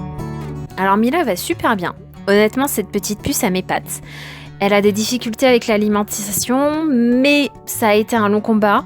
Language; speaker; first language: French; native; French